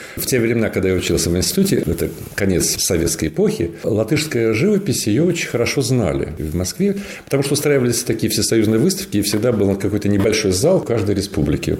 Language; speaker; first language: Russian; native; Russian